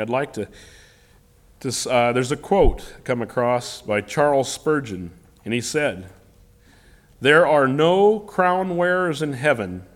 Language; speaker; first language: English; native; English